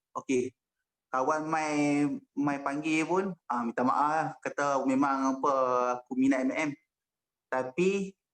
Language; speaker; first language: Malay; native; Malay